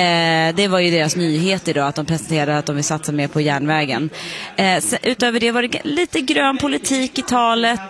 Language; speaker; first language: Swedish; native; Swedish